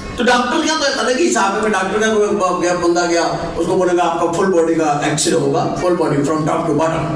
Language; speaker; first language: Urdu; native; Urdu